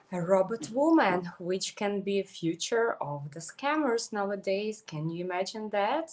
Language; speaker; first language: English; non-native, fluent; Ukrainian